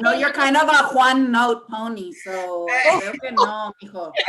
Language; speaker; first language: Spanish; early bilingual, heritage; English